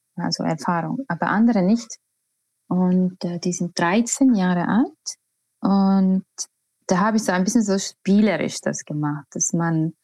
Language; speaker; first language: German; non-native, fluent; Estonian